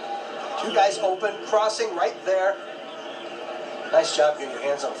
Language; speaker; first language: English; native; English